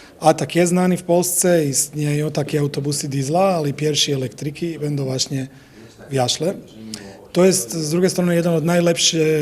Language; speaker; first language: Polish; non-native, fluent; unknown